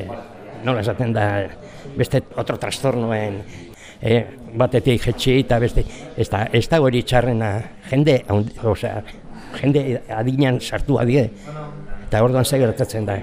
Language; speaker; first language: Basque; non-native, local second language; Spanish